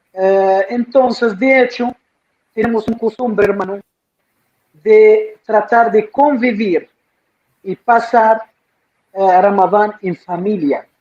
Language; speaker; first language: Spanish; non-native, fluent; Arabic